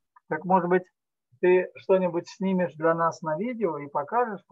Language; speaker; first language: Russian; native; Russian